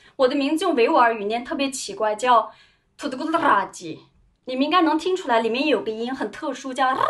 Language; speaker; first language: Chinese; non-native, local second language; Uyghur